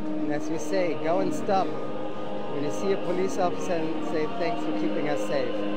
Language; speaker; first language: English; non-native, fluent; German